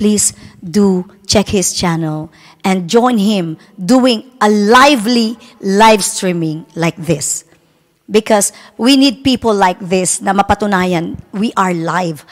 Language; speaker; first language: English; non-native, local second language; Filipino